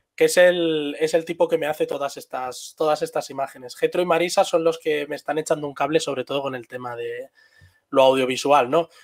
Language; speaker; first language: Spanish; native; Spanish